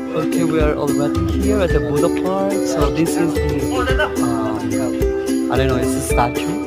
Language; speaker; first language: English; non-native, learner; Filipino